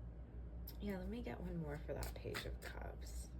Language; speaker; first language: English; native; English